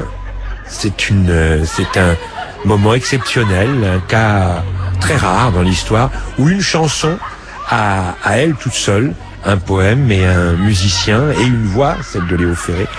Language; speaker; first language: French; native; French